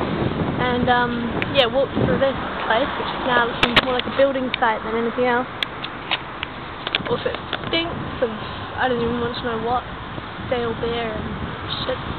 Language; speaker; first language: English; native; English